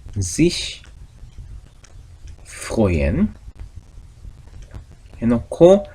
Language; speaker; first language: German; non-native, fluent; Korean